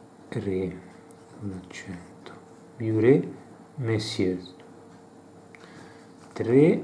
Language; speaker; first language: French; non-native, learner; Italian